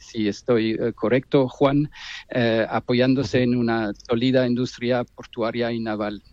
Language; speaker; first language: Spanish; non-native, fluent; French